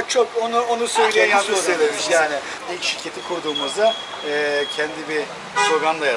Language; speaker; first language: Turkish; native; Turkish